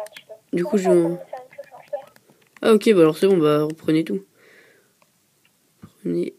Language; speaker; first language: French; native; French